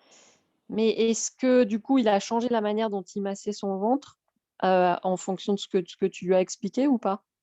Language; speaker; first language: French; native; French